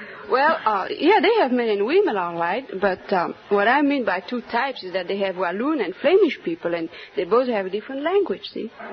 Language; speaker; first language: English; non-native, fluent; French